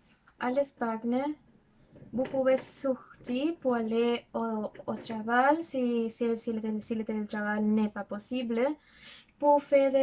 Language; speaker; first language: French; non-native, learner; Spanish